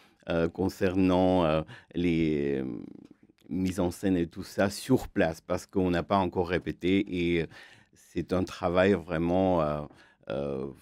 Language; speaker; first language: French; non-native, fluent; Armenian